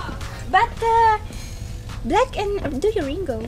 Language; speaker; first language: English; non-native, learner; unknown